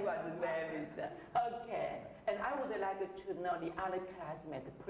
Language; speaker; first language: English; non-native, fluent; Chinese